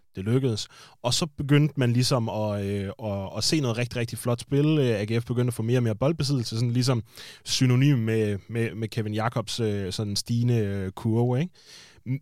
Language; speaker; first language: Danish; native; Danish